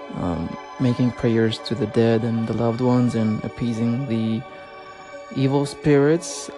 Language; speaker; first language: English; non-native, fluent; French